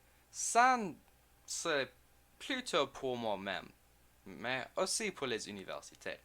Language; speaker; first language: French; non-native, learner; English